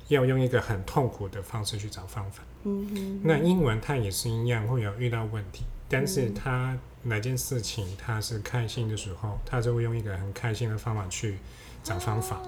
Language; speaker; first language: Chinese; non-native, fluent; Cantonese